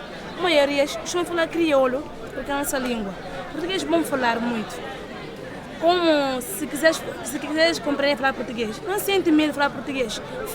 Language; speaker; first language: Portuguese; non-native, local second language; Upper Guinea Crioulo